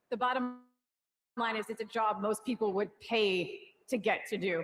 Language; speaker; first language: English; native; English